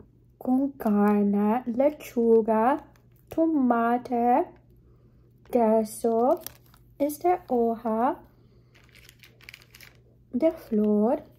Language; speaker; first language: Spanish; early bilingual, heritage; Spanish